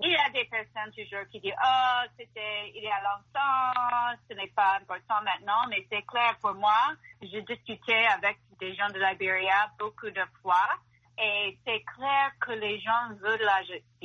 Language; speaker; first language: French; non-native, fluent; English